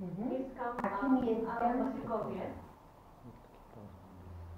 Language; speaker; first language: Polish; non-native, learner; Russian